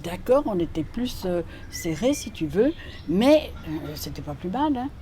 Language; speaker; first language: French; native; French